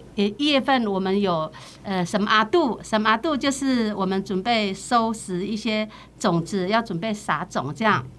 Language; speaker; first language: Chinese; non-native, local second language; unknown